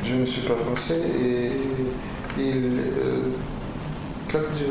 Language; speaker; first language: French; non-native, learner; Russian